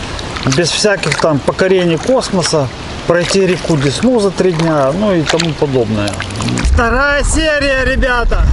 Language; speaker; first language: Russian; native; Russian